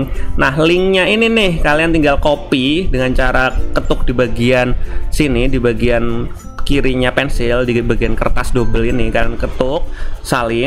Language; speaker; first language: Indonesian; native; Indonesian